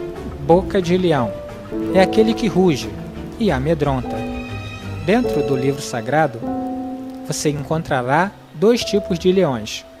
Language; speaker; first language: Portuguese; native; Portuguese